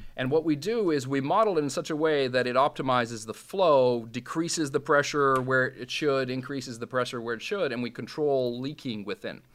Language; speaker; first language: English; non-native, fluent; Serbian